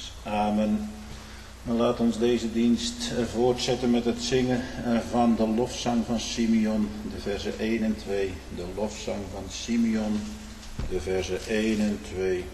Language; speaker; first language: Dutch; native; Dutch